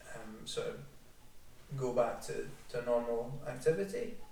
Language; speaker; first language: English; native; English